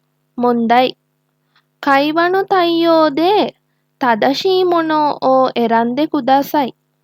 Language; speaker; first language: Japanese; non-native, learner; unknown